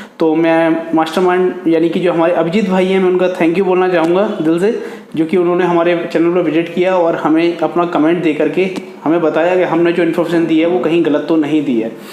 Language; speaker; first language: Hindi; native; Hindi